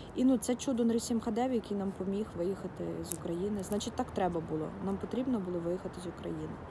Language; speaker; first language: Ukrainian; non-native, local second language; Russian